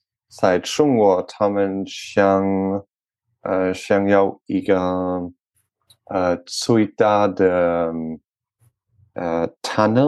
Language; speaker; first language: Chinese; non-native, learner; French